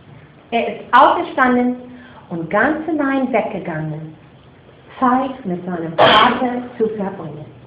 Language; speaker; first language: German; non-native, fluent; English